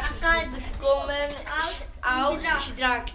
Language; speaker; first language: German; non-native, learner; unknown